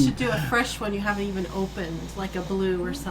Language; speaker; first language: English; native; English